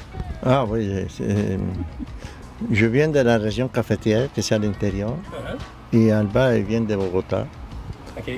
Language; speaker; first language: French; non-native, learner; Spanish